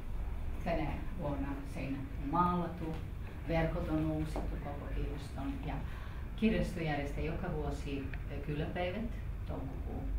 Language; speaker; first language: Finnish; non-native, fluent; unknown